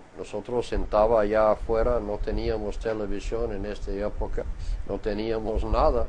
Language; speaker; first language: Spanish; non-native, fluent; English